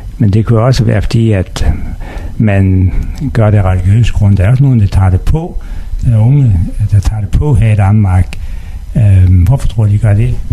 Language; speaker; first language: Danish; native; Danish